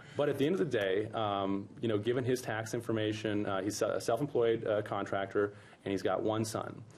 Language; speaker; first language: English; native; English